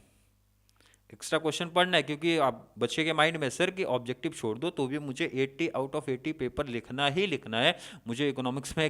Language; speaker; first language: Hindi; native; Hindi